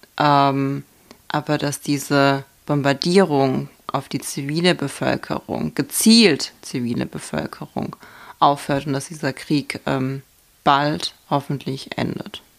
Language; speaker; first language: German; early bilingual, other home language; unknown